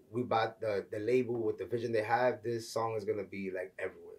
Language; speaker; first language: English; early bilingual, other home language; Spanish